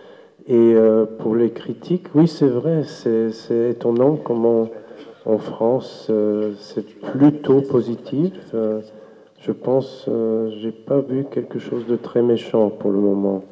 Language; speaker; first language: French; non-native, fluent; German